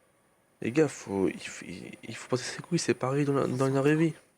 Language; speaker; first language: French; native; French